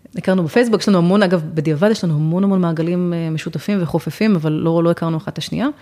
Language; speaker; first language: Hebrew; native; Hebrew